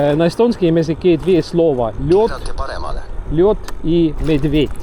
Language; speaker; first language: Russian; non-native, local second language; Estonian